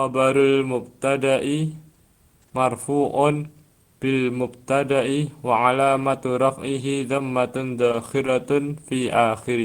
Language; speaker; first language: Arabic; non-native, learner; Indonesian